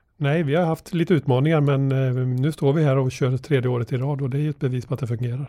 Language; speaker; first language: Swedish; native; Swedish